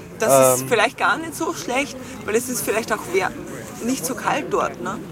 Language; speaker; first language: German; native; German